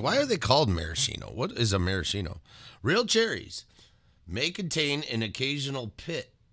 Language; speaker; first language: English; native; English